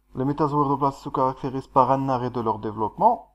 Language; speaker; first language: French; non-native, local second language; Arabic